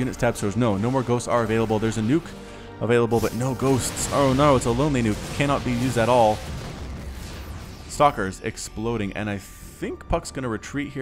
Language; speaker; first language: English; native; English